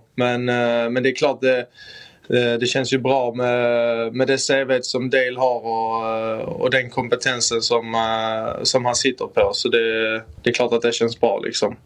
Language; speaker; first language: Swedish; native; Swedish